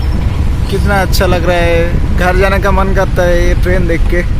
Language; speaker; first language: Hindi; non-native, local second language; Bangla